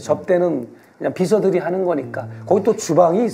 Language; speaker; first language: Korean; native; Korean